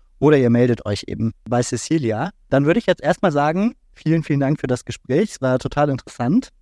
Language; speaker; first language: German; native; German